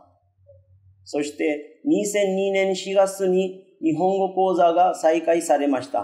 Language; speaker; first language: Japanese; non-native, fluent; Urdu